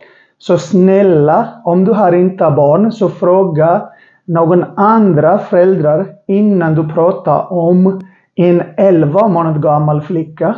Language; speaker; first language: Swedish; non-native, learner; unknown